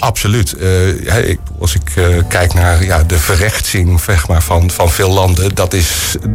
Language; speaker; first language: Dutch; native; Dutch